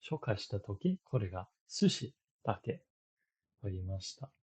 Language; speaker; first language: Japanese; non-native, fluent; English